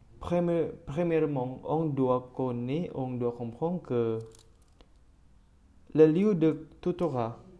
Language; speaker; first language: French; non-native, learner; Indonesian